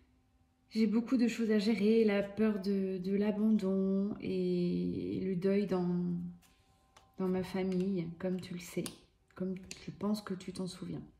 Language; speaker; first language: French; native; French